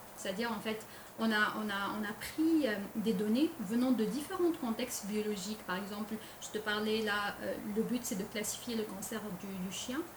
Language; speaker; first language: French; non-native, local second language; Arabic